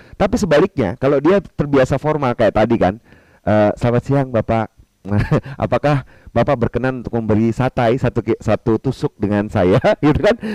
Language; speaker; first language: Indonesian; non-native, local second language; Minangkabau